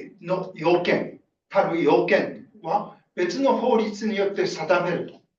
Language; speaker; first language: Japanese; native; Japanese